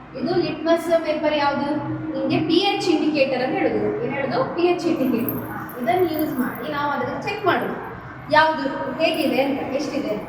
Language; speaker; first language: Kannada; native; Kannada